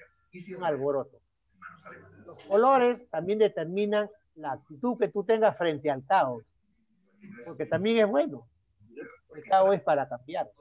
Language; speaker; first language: Spanish; native; Spanish